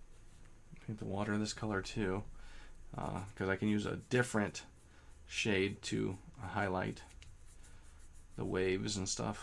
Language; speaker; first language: English; native; English